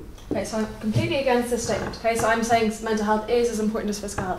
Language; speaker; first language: English; native; English